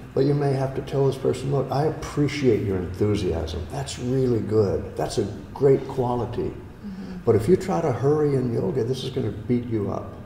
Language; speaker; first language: English; native; English